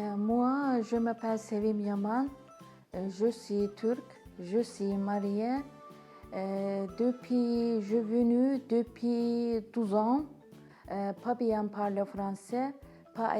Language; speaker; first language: French; non-native, learner; Turkish